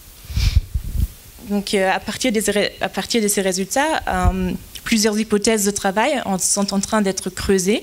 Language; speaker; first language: French; non-native, fluent; German